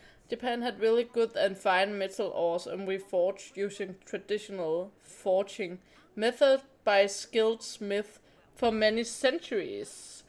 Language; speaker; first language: English; non-native, fluent; Danish